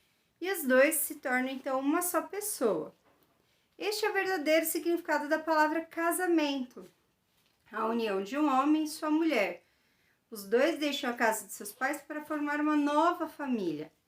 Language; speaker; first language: Portuguese; native; Portuguese